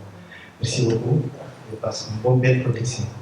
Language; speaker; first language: French; non-native, fluent; Spanish